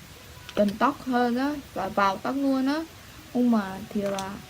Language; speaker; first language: Vietnamese; early bilingual, heritage; Vietnamese